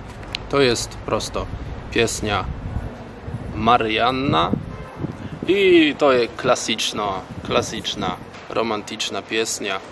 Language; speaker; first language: Polish; non-native, learner; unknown